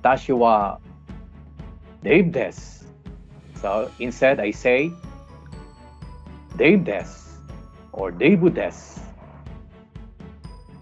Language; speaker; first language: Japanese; non-native, fluent; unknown